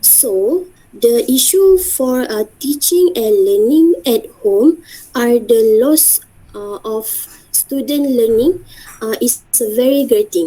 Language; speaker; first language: English; non-native, learner; Malay